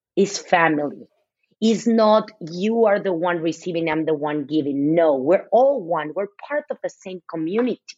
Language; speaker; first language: English; non-native, fluent; Spanish